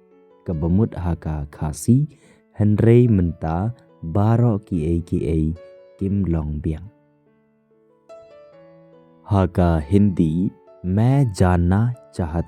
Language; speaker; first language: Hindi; non-native, local second language; Khasi